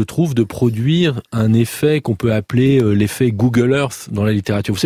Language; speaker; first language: French; native; French